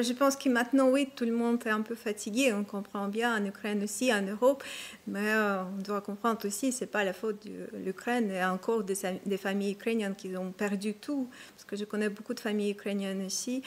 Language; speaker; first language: French; non-native, fluent; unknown